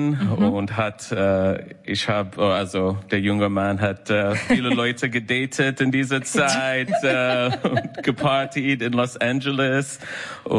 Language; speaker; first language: German; non-native, learner; English